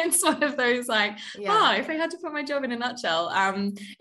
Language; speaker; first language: English; native; English